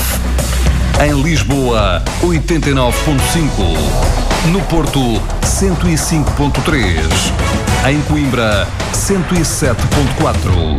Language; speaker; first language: Portuguese; native; Portuguese